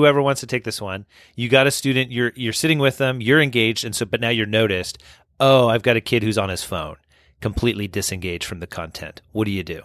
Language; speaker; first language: English; native; English